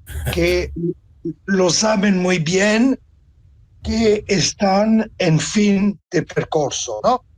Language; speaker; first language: Spanish; non-native, fluent; Italian